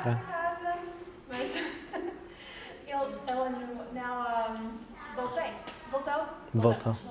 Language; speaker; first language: Portuguese; non-native, learner; English